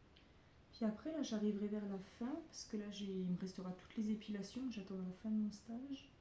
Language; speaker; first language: French; native; French